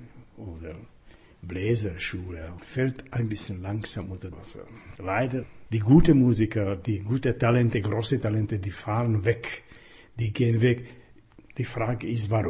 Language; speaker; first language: German; non-native, fluent; Slovak